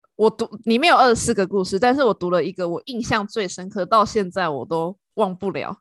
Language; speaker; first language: Chinese; native; Chinese